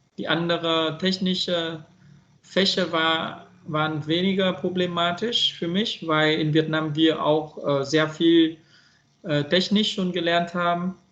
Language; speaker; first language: German; non-native, fluent; Vietnamese